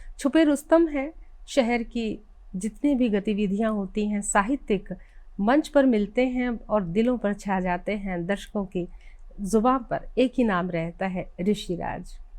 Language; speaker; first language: Hindi; native; Hindi